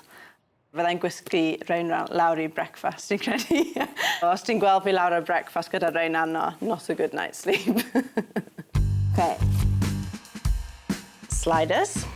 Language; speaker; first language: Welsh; non-native, local second language; English